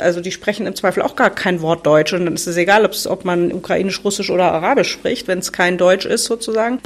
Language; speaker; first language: German; native; German